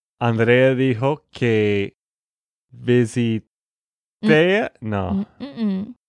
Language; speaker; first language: Spanish; non-native, fluent; English